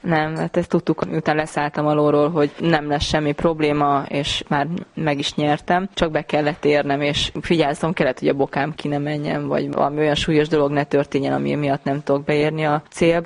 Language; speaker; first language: Hungarian; native; Hungarian